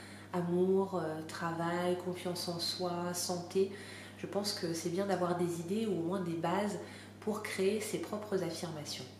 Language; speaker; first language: French; native; French